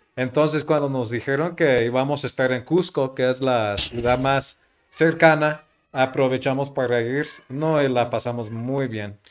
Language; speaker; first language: Spanish; non-native, fluent; English